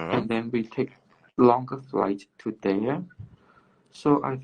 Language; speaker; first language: English; non-native, learner; Cantonese